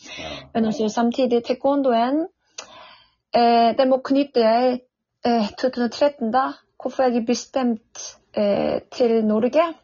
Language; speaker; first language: Norwegian; non-native, fluent; Korean